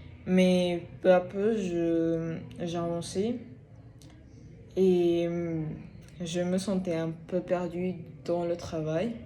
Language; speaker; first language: French; non-native, fluent; Spanish